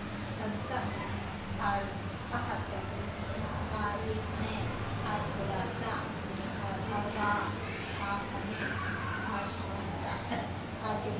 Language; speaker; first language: Arabic; non-native, learner; Chinese